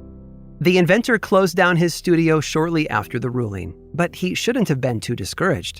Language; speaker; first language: English; native; English